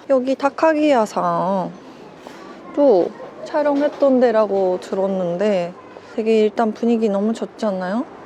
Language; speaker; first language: Korean; non-native, fluent; Japanese